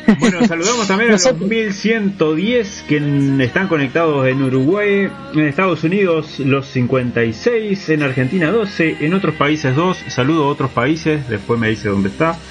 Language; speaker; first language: Spanish; native; Spanish